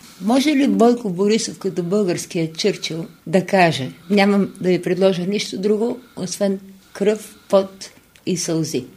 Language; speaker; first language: Bulgarian; native; Bulgarian